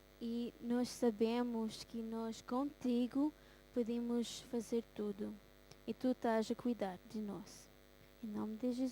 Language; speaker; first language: Portuguese; early bilingual, heritage; Portuguese